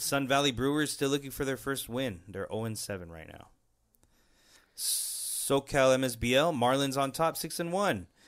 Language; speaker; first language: English; native; English